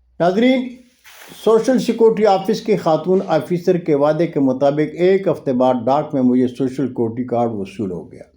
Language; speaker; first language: Urdu; non-native, local second language; Punjabi